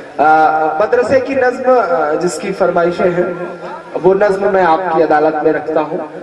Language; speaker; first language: Hindi; native; Hindi